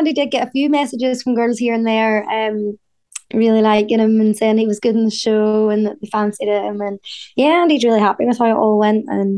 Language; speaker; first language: English; native; English